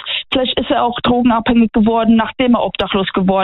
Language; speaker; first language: German; native; German